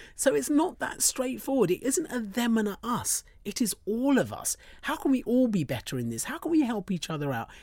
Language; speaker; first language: English; early bilingual, other home language; Hindi